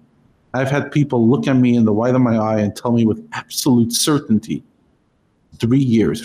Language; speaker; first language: English; native; English